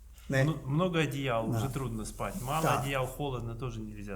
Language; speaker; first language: Russian; native; Russian